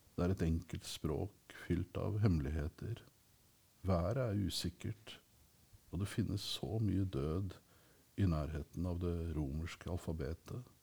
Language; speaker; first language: Norwegian; native; Norwegian